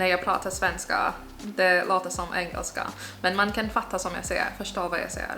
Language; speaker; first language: Swedish; non-native, learner; English